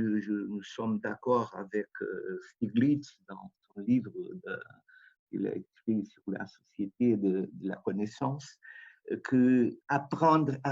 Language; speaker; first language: French; non-native, fluent; Portuguese